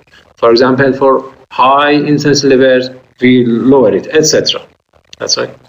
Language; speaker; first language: English; non-native, fluent; Persian